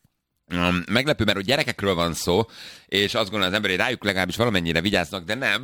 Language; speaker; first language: Hungarian; native; Hungarian